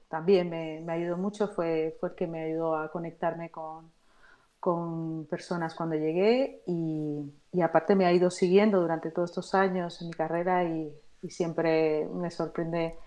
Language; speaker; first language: Spanish; native; Spanish